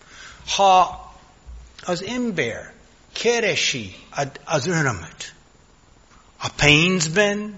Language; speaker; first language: Hungarian; non-native, fluent; English